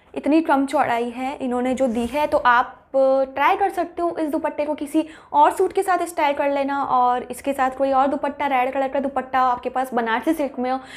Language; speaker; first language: Hindi; native; Hindi